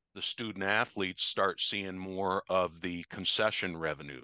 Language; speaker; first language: English; native; English